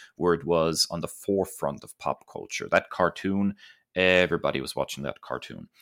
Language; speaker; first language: English; early bilingual, other home language; German